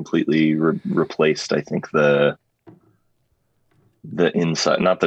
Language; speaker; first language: English; native; English